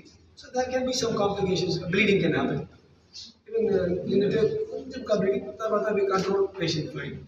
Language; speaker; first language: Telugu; non-native, learner; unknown